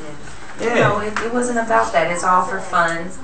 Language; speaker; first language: English; native; English